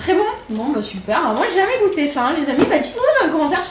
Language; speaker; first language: French; native; French